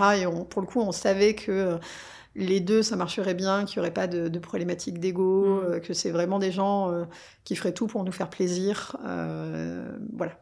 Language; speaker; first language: French; native; French